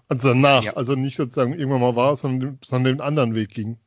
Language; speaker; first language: German; native; German